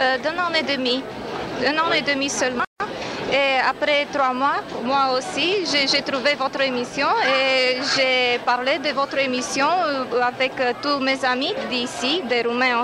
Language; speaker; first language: French; non-native, fluent; Romanian